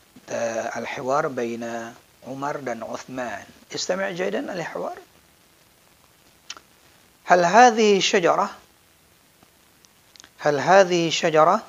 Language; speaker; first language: Arabic; non-native, fluent; Indonesian